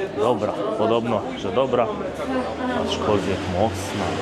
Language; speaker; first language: Polish; native; Polish